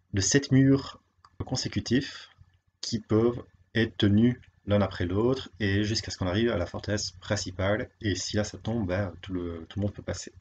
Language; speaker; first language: French; native; French